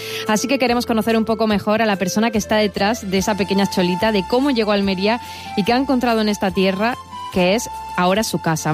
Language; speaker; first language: Spanish; native; Spanish